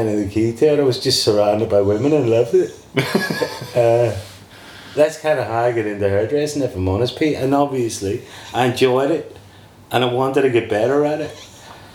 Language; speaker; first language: English; native; English